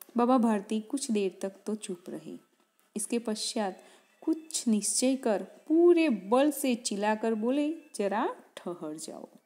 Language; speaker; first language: Hindi; non-native, local second language; Gujarati